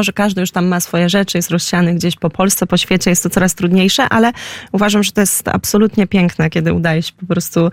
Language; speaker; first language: Polish; native; Polish